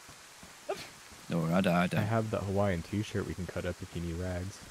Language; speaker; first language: English; native; English